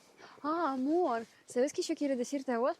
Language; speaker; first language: Spanish; non-native, learner; Russian